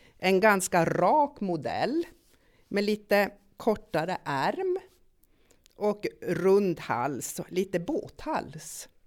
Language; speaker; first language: Swedish; native; Swedish